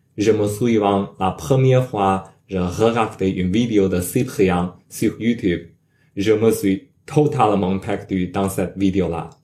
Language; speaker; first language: French; non-native, learner; Chinese